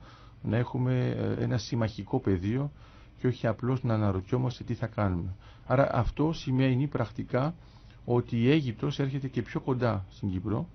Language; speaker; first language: Greek; native; Greek